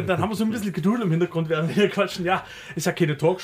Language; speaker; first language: German; native; German